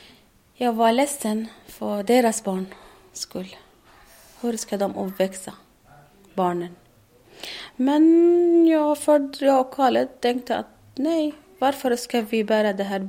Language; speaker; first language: Swedish; non-native, learner; Arabic